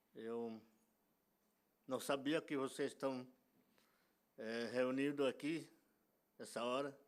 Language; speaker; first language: Portuguese; non-native, local second language; Yanomámi